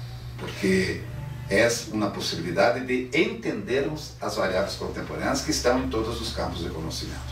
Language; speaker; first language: Spanish; non-native, fluent; Portuguese